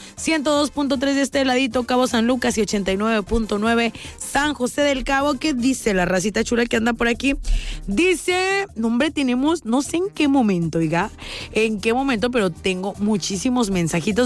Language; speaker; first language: Spanish; native; Spanish